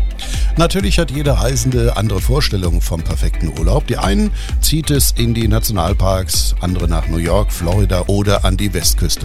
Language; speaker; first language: German; native; German